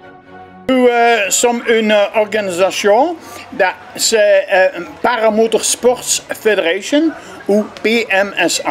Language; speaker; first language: French; non-native, local second language; Dutch